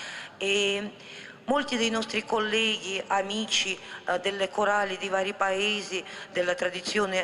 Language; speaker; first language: Italian; non-native, fluent; Russian